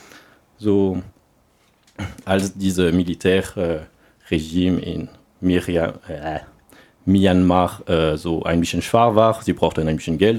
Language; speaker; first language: German; non-native, learner; French